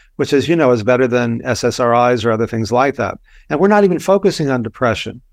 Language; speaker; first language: English; native; English